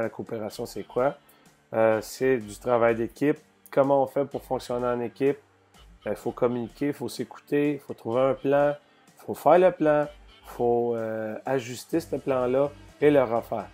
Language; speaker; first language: French; native; French